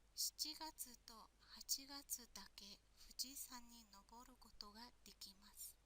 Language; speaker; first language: Japanese; non-native, fluent; Mongolian